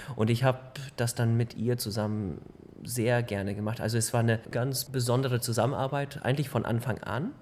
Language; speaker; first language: German; early bilingual, heritage; German